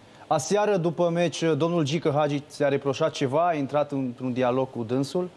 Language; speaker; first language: Romanian; native; Romanian